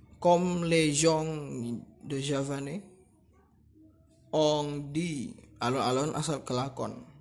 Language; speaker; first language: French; non-native, learner; Indonesian